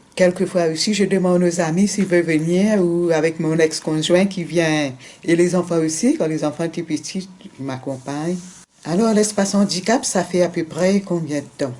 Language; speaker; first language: French; non-native, local second language; Morisyen